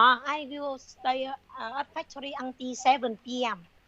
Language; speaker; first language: English; non-native, learner; Vietnamese